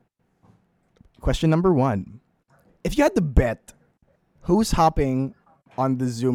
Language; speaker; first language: English; non-native, local second language; Filipino